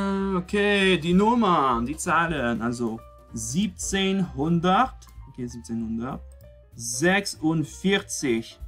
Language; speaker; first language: German; non-native, fluent; French